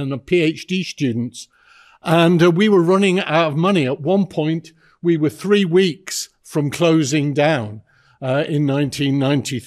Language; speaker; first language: English; native; English